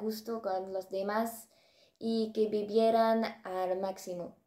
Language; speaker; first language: Spanish; non-native, learner; French